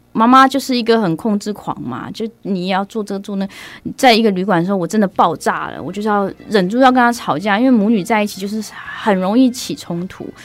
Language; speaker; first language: Chinese; early bilingual, other home language; Burmese